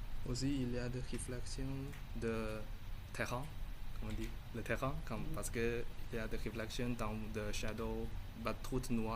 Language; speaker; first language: French; non-native, learner; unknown